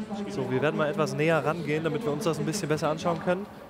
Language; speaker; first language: German; native; German